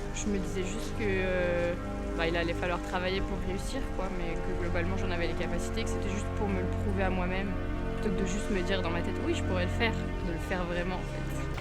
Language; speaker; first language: French; native; French